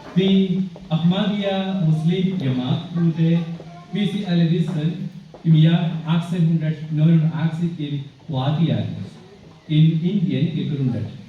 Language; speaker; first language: German; non-native, fluent; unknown